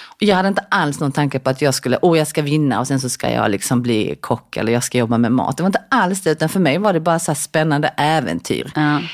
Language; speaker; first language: Swedish; early bilingual, other home language; Korean